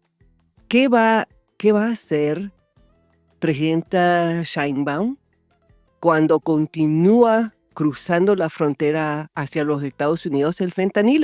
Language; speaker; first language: Spanish; non-native, fluent; English